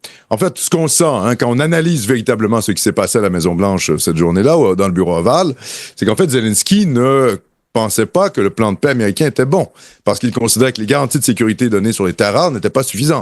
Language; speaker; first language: French; native; French